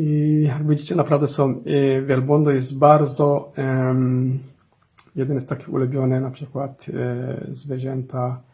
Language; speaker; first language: Polish; non-native, fluent; Somali